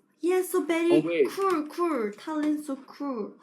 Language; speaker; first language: English; non-native, learner; Korean